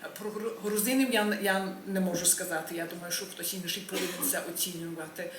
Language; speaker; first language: Ukrainian; early bilingual, heritage; Ukrainian